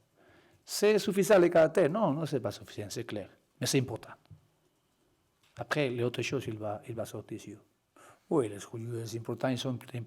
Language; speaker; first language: French; non-native, learner; Spanish